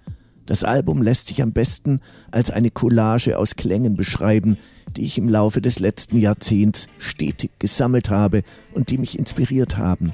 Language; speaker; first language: German; native; German